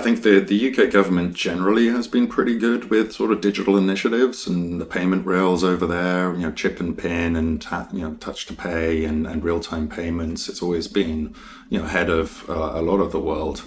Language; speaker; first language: English; native; English